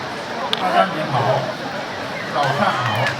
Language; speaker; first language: Chinese; non-native, fluent; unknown